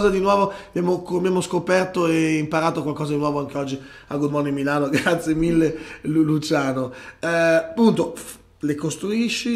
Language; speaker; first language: Italian; native; Italian